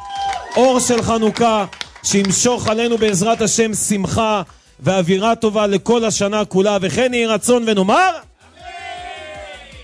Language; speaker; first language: Hebrew; native; Hebrew